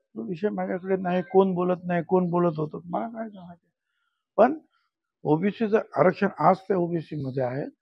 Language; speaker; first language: Marathi; native; Marathi